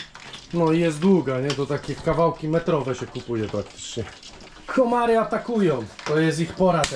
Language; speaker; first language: Polish; native; Polish